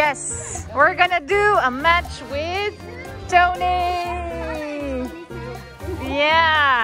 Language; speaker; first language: English; non-native, learner; Filipino